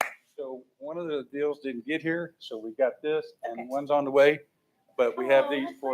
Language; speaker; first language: English; native; English